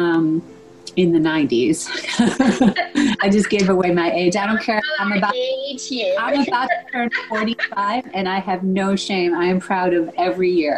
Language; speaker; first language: English; native; English